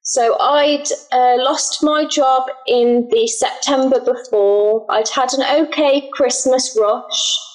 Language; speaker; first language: English; native; English